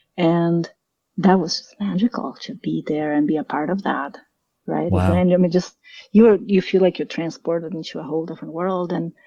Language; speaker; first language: English; non-native, fluent; Portuguese